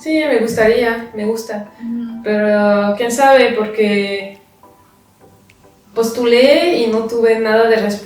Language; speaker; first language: Spanish; non-native, fluent; French